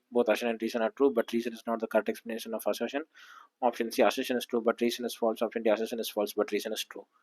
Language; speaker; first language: English; non-native, local second language; Tamil